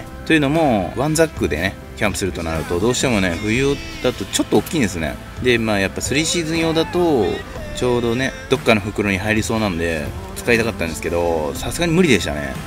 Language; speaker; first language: Japanese; native; Japanese